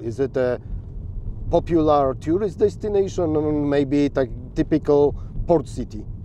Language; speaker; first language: English; non-native, fluent; Polish